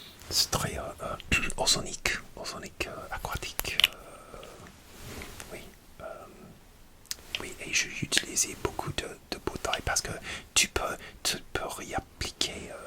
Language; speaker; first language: French; non-native, learner; English